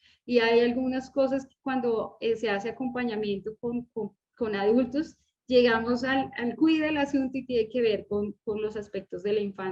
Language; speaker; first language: Spanish; native; Spanish